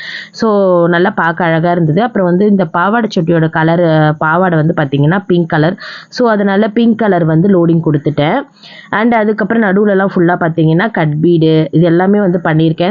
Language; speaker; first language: Tamil; native; Tamil